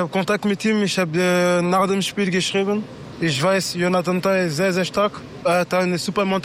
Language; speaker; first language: German; non-native, learner; French